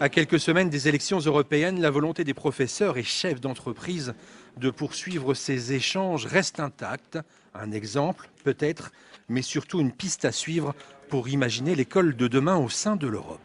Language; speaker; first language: French; native; French